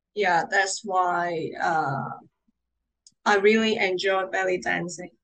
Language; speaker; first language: English; non-native, local second language; Cantonese